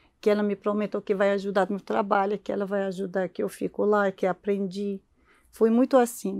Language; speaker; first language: Portuguese; non-native, learner; Arabic